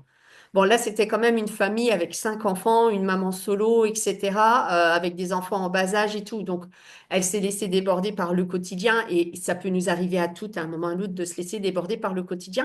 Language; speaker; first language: French; native; French